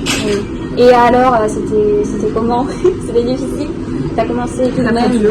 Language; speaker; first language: French; non-native, fluent; Russian